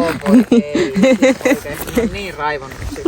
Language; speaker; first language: Finnish; native; Finnish